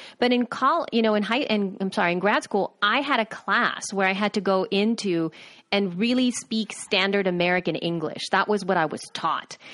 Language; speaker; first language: English; native; English